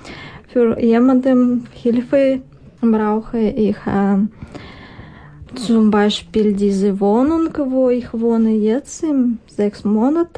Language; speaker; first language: German; non-native, learner; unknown